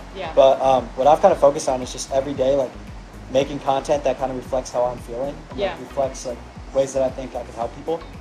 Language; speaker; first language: English; native; English